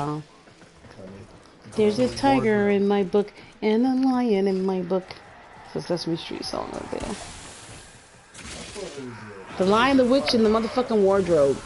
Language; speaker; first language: English; native; English